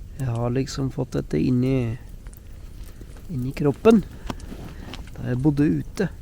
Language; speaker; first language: Norwegian; non-native, fluent; German